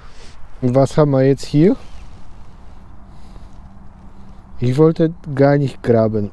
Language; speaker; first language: German; non-native, learner; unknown